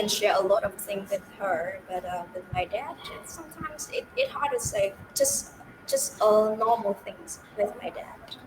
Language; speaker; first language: English; non-native, fluent; Vietnamese